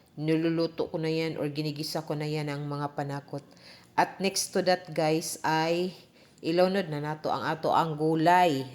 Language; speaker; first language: Filipino; non-native, local second language; Cebuano